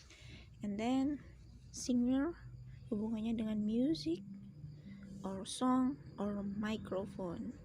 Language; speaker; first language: English; non-native, fluent; Indonesian